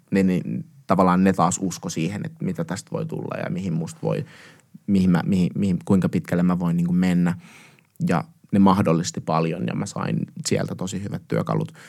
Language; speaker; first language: Finnish; early bilingual, other home language; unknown